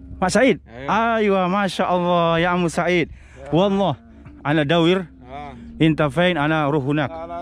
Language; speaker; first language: Arabic; non-native, learner; Indonesian